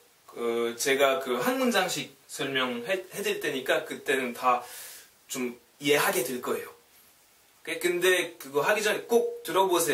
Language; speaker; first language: Korean; non-native, fluent; French